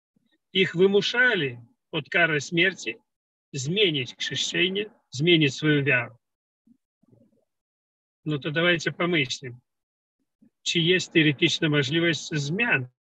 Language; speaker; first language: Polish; non-native, learner; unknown